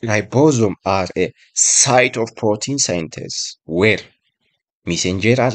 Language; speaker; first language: English; non-native, local second language; Amharic